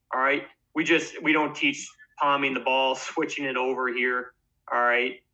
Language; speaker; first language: English; native; English